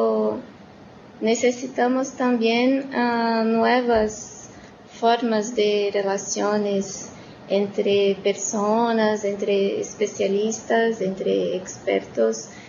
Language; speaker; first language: Spanish; non-native, learner; Portuguese